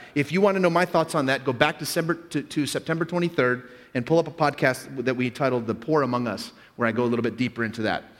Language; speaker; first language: English; native; English